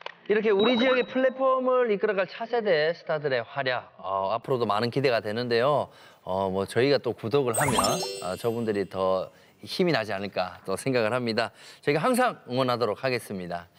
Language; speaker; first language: Korean; native; Korean